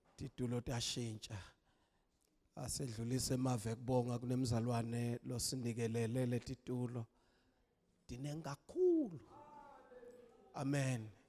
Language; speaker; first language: Zulu; non-native, local second language; Swati